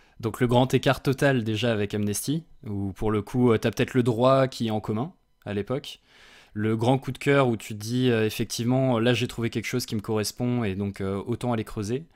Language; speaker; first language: French; native; French